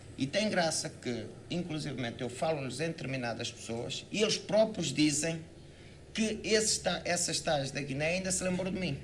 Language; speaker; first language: Portuguese; native; Portuguese